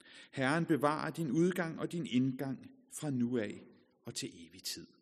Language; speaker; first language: Danish; native; Danish